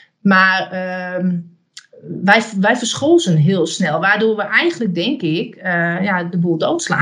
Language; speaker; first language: Dutch; native; Dutch